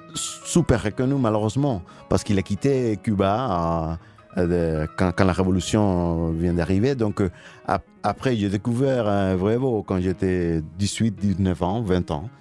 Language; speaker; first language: French; non-native, learner; Spanish